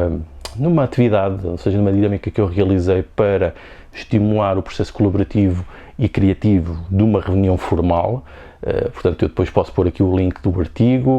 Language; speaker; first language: Portuguese; native; Portuguese